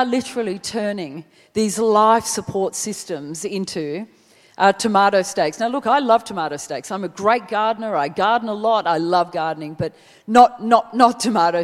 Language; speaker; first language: English; native; English